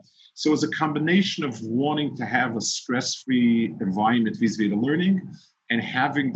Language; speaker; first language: English; early bilingual, other home language; Yiddish